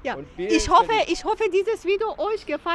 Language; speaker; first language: German; non-native, fluent; Persian